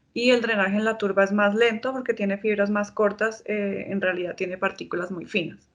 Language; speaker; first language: Spanish; native; Spanish